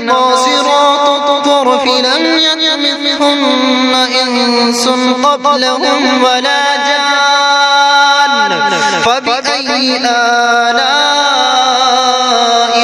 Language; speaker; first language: Arabic; native; Arabic